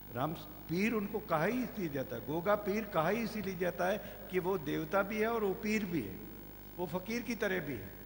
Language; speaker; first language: Hindi; native; Hindi